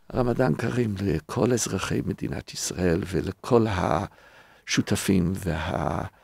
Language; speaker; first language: Hebrew; non-native, fluent; English